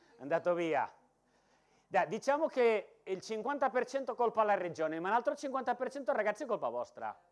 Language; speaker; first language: Italian; non-native, fluent; Catalan